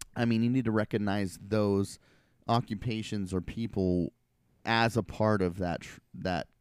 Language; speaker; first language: English; native; English